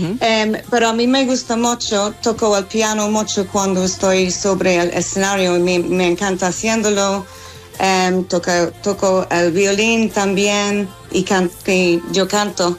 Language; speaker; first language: Spanish; non-native, learner; English